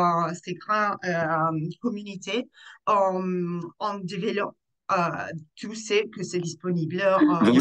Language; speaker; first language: French; non-native, fluent; Italian